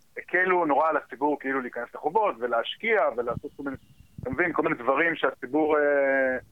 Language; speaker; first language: Hebrew; early bilingual, heritage; Hebrew